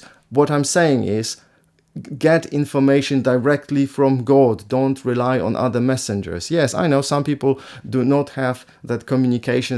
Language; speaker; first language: English; non-native, fluent; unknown